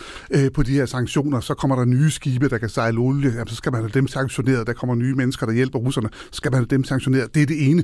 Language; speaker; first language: Danish; native; Danish